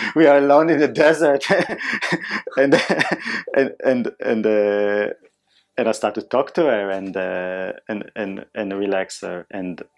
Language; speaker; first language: English; non-native, fluent; Hebrew